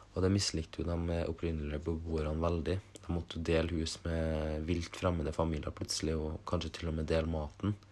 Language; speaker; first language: Norwegian; early bilingual, other home language; German